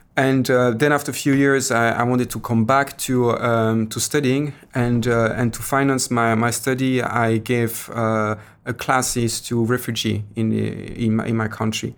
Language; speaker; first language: English; non-native, fluent; French